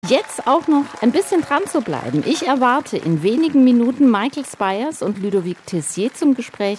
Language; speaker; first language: German; native; German